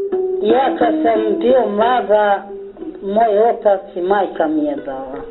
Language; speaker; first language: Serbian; non-native, local second language; Romany